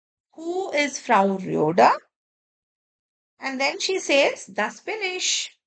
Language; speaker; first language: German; non-native, fluent; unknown